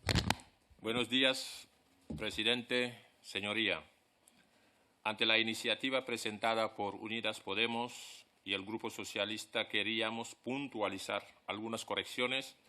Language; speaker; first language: Spanish; native; Spanish